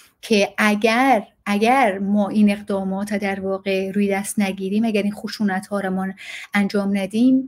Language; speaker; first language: Persian; native; Persian